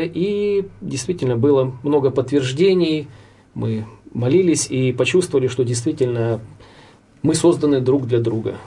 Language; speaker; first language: Russian; native; Russian